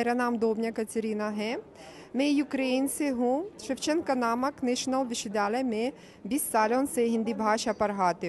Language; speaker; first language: Hindi; non-native, fluent; Ukrainian